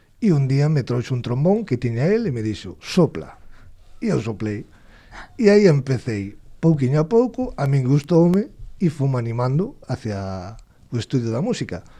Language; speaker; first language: Galician; non-native, local second language; Spanish